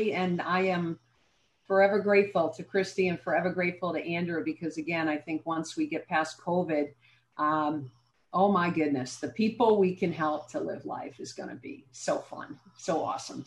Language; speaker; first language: English; native; English